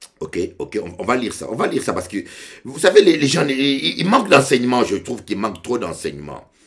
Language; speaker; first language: French; non-native, local second language; Lingala